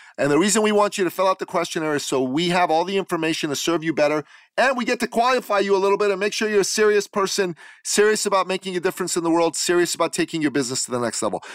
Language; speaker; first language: English; native; English